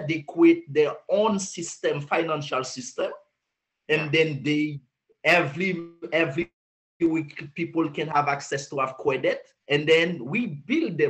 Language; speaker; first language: English; non-native, learner; Haitian Creole